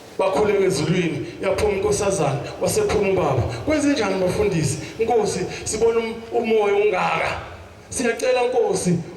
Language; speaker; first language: Zulu; native; Zulu